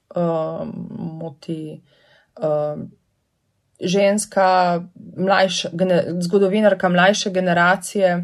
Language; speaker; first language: Slovenian; native; Slovenian